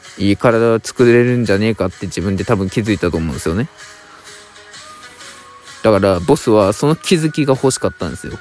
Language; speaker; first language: Japanese; native; Japanese